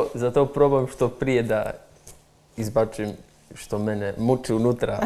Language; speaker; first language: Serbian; non-native, local second language; Albanian